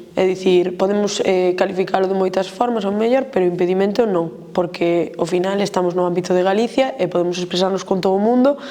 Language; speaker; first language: Galician; non-native, local second language; Spanish